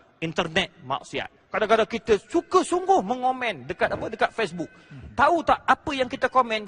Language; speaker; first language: Malay; native; Malay